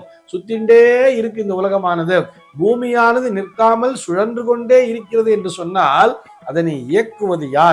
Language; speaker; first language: Tamil; native; Tamil